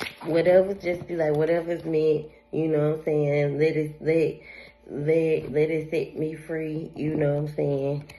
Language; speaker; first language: English; native; English